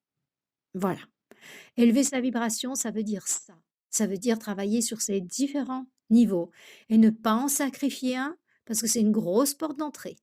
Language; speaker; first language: French; native; French